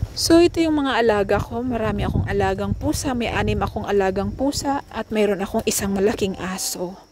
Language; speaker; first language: Filipino; non-native, local second language; Cebuano